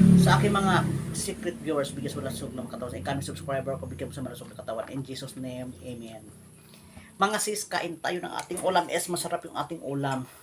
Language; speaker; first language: Filipino; native; Filipino